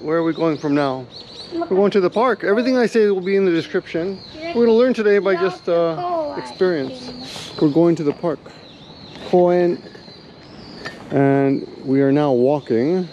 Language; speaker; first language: English; native; English